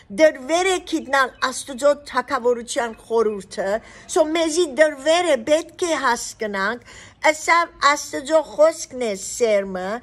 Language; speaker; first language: Armenian; early bilingual, heritage; Armenian